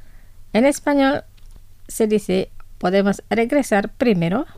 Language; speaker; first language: Spanish; non-native, fluent; Indonesian